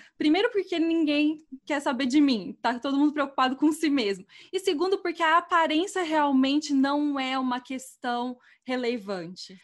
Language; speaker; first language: Portuguese; native; Portuguese